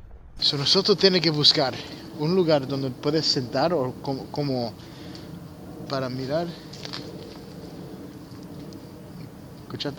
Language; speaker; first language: Spanish; early bilingual, heritage; English